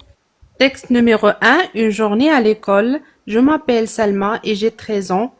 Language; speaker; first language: French; non-native, learner; Arabic